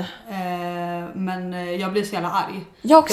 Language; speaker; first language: Swedish; native; Swedish